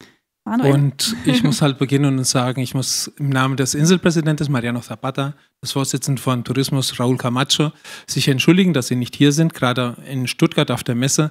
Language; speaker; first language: German; non-native, fluent; Spanish